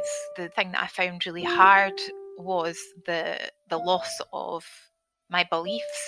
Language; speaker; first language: English; native; English